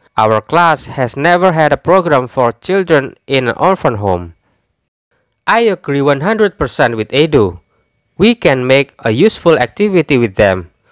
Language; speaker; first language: English; non-native, fluent; Indonesian